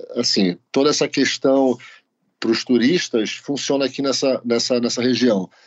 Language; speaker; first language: Portuguese; native; Portuguese